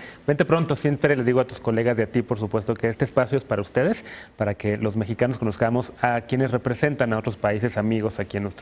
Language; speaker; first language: Spanish; native; Spanish